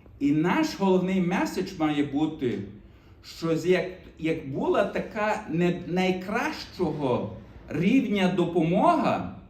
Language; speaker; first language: Ukrainian; early bilingual, heritage; Ukrainian